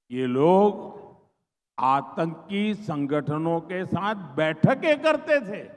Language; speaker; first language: Hindi; native; Hindi